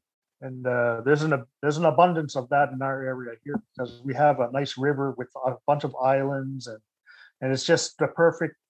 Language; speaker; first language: English; native; English